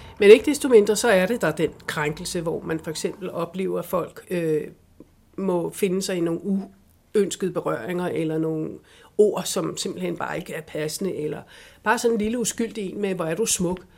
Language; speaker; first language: Danish; native; Danish